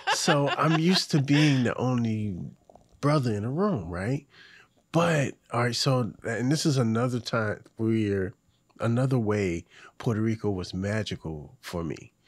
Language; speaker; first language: English; native; English